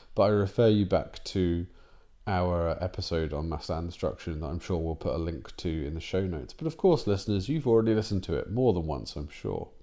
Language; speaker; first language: English; native; English